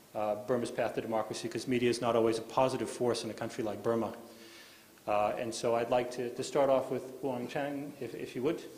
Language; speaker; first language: English; native; English